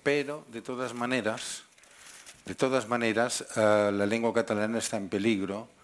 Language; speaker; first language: Spanish; non-native, local second language; Catalan